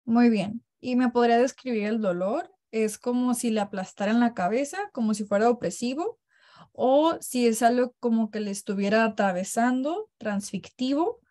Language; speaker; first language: Spanish; early bilingual, heritage; Spanish